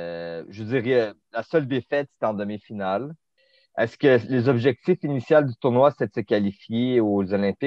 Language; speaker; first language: French; native; French